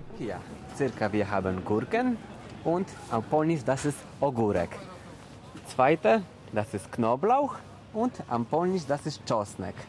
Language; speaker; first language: German; non-native, learner; Polish